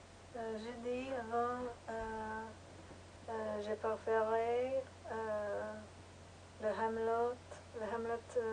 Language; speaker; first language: French; non-native, learner; English